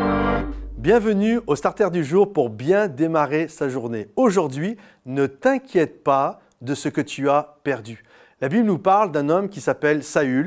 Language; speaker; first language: French; native; French